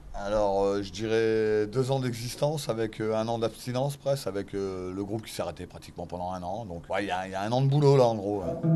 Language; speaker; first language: French; native; French